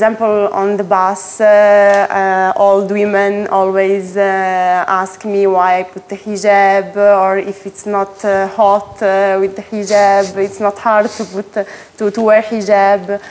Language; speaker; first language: English; non-native, fluent; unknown